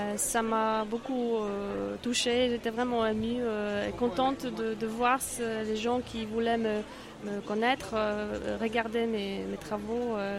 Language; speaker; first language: French; non-native, learner; Polish